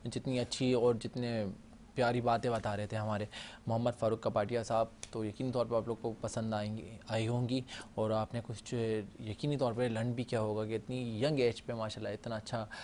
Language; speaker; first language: Urdu; native; Urdu